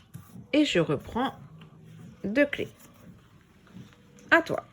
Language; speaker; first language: French; native; French